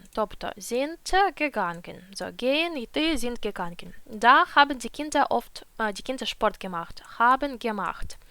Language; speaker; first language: German; non-native, fluent; Ukrainian